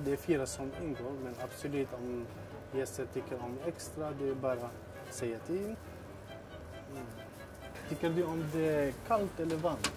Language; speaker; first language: Swedish; non-native, fluent; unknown